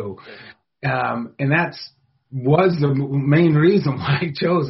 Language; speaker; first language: English; native; English